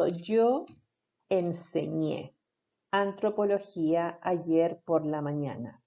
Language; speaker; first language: Spanish; non-native, fluent; English